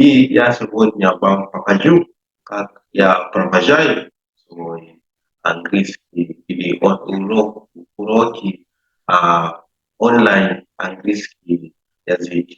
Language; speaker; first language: Russian; non-native, learner; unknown